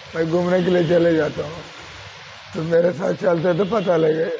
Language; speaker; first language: Hindi; non-native, local second language; Telugu